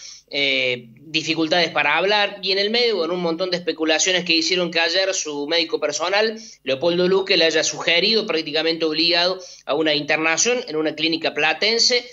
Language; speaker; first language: Spanish; native; Spanish